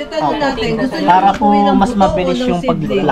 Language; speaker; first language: Filipino; native; Filipino